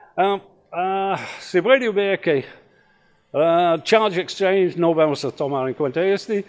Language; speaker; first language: Spanish; non-native, fluent; English